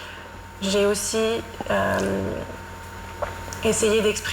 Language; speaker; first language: French; non-native, fluent; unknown